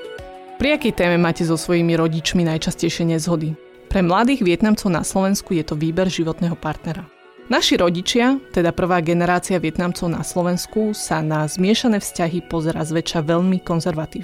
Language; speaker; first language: Slovak; early bilingual, other home language; Vietnamese